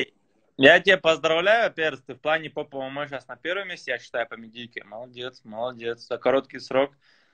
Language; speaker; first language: Russian; native; Russian